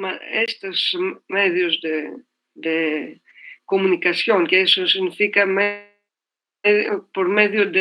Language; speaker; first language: Spanish; non-native, fluent; Greek